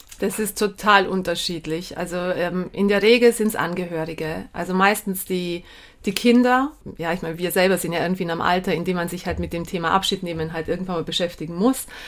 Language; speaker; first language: German; early bilingual, heritage; German